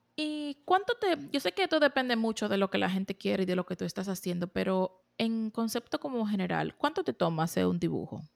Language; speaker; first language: Spanish; native; Spanish